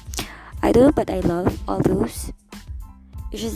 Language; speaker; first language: English; non-native, local second language; Filipino